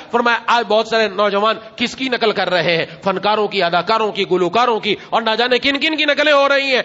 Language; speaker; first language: Urdu; non-native, local second language; Punjabi